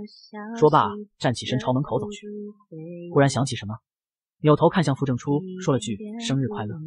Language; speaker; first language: Chinese; native; Chinese